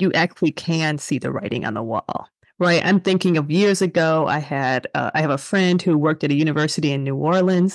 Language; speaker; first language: English; native; English